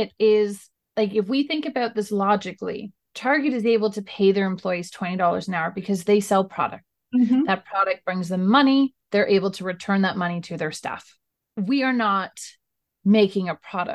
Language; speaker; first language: English; native; English